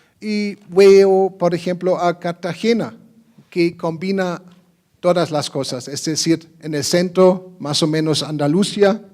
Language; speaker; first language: Spanish; non-native, fluent; German